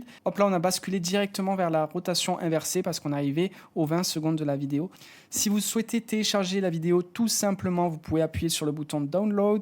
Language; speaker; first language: French; native; French